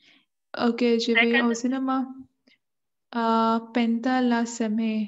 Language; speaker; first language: French; non-native, learner; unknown